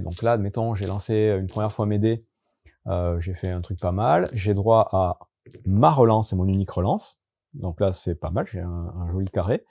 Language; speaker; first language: French; native; French